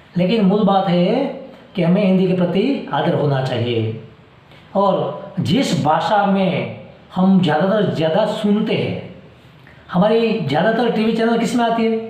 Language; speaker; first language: Hindi; non-native, local second language; Gujarati